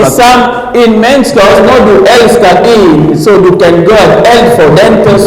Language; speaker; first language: Swedish; non-native, learner; French